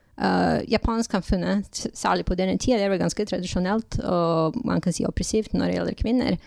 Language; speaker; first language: Norwegian; non-native, fluent; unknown